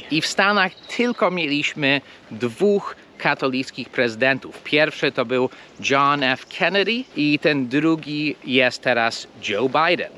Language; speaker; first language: Polish; non-native, fluent; English